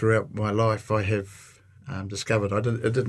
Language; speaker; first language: English; native; English